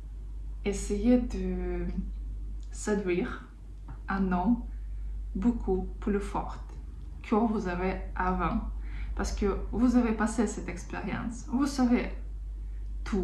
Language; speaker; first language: French; non-native, fluent; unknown